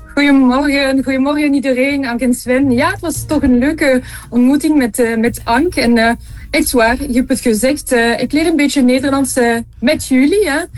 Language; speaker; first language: Dutch; non-native, local second language; French